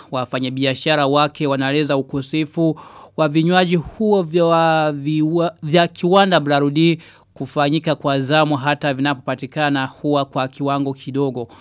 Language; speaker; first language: Swahili; non-native, local second language; Rundi